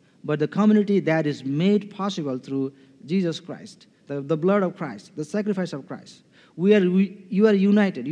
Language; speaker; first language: English; non-native, fluent; Nepali